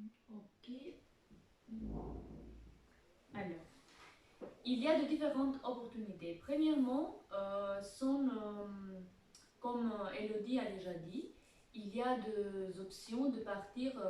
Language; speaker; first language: French; non-native, fluent; Albanian